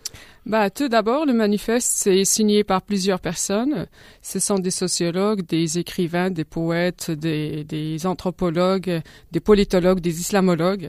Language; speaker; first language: French; non-native, local second language; Arabic